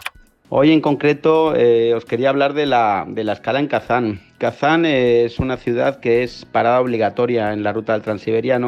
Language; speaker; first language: Spanish; native; Spanish